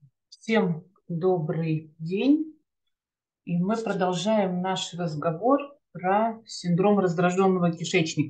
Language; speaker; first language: Russian; native; Russian